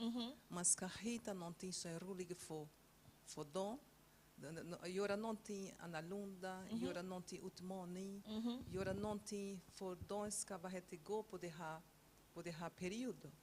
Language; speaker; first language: Swedish; non-native, fluent; Portuguese